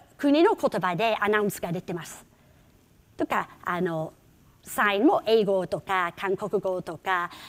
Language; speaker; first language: Japanese; non-native, fluent; English